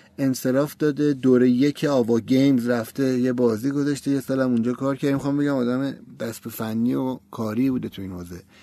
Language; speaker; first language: Persian; native; Persian